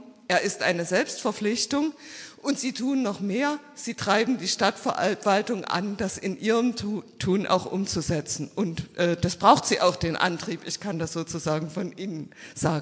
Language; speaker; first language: German; native; German